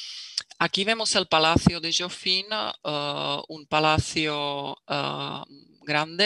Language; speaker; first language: Spanish; non-native, fluent; Czech